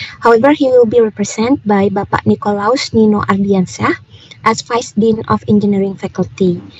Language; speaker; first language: English; non-native, fluent; Indonesian